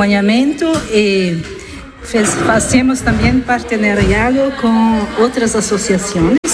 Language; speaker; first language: Spanish; non-native, learner; French